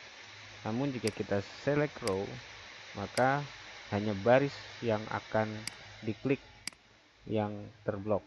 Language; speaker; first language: Indonesian; native; Indonesian